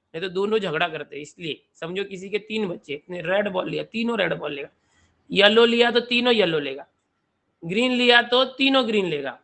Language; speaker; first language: Hindi; non-native, local second language; Marathi